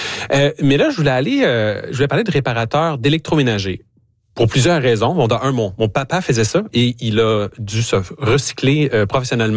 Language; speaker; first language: French; native; French